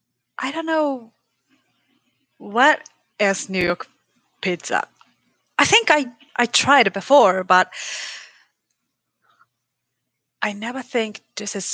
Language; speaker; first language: English; non-native, learner; Japanese